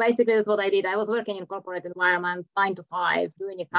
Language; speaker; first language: English; non-native, fluent; Czech